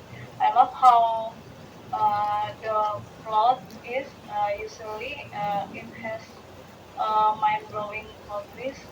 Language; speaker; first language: English; non-native, learner; Indonesian